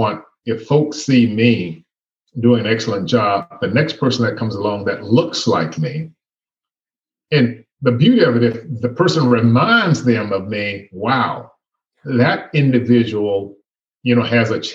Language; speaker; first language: English; native; English